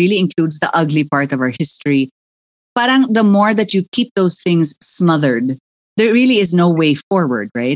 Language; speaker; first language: English; native; English